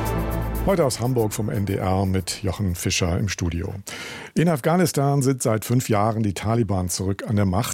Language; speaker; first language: German; native; German